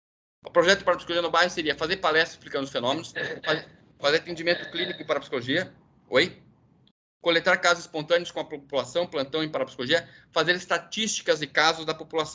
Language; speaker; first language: Portuguese; native; Portuguese